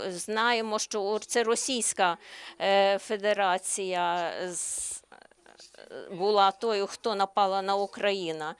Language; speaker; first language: Ukrainian; non-native, learner; Slovenian